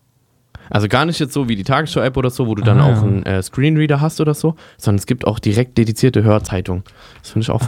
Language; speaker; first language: German; native; German